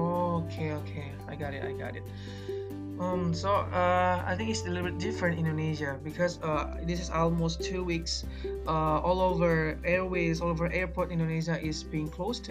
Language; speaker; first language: English; non-native, learner; Indonesian